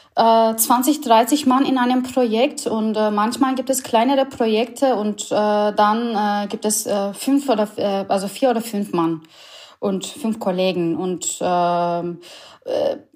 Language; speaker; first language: German; non-native, fluent; Turkish